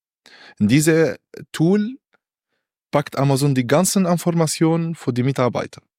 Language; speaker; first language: German; non-native, learner; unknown